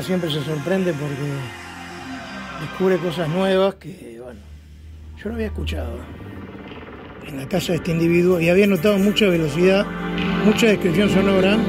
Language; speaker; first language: Spanish; native; Spanish